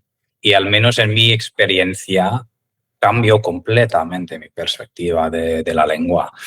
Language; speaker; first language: Spanish; non-native, fluent; English